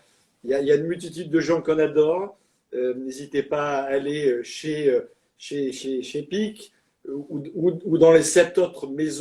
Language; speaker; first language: French; native; French